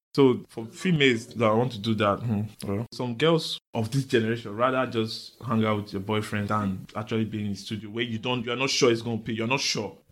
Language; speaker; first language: English; non-native, local second language; Bini